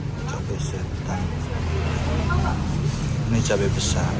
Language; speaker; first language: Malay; non-native, local second language; Javanese